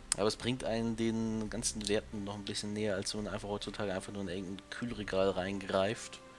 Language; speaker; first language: German; native; German